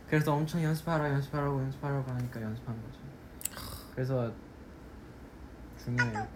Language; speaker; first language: Korean; non-native, fluent; Chinese